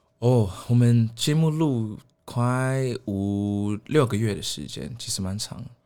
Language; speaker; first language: Chinese; non-native, fluent; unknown